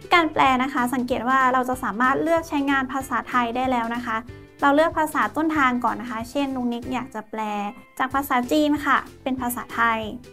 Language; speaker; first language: Thai; native; Thai